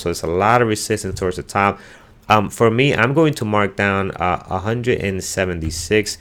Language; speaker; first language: English; native; English